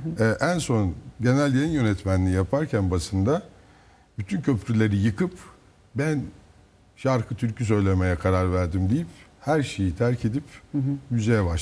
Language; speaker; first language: Turkish; native; Turkish